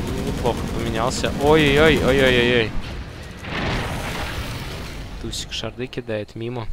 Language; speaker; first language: Russian; native; Russian